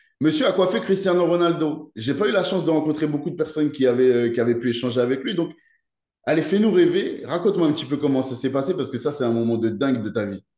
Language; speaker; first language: French; native; French